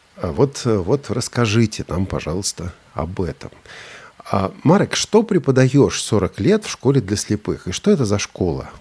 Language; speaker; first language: Russian; native; Russian